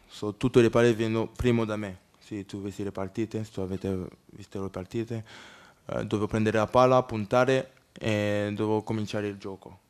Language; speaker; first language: Italian; non-native, learner; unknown